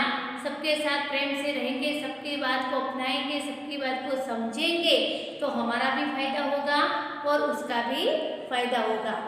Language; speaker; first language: Hindi; non-native, local second language; Gujarati